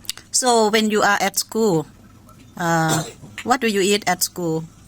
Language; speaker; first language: English; non-native, learner; Thai